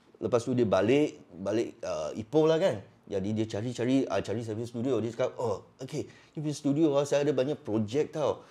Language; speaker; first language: Malay; non-native, local second language; Cantonese